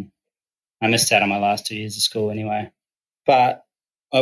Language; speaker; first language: English; native; English